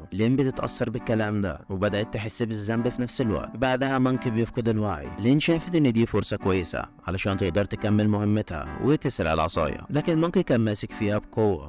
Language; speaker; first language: Arabic; native; Arabic